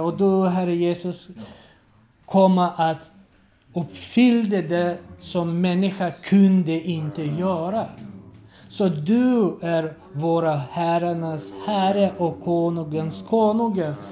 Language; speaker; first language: Swedish; non-native, learner; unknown